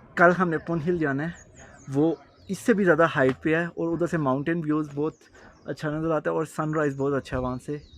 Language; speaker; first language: Urdu; non-native, local second language; Punjabi